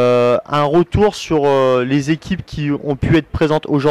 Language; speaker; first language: French; native; French